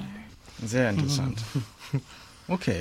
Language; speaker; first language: German; non-native, fluent; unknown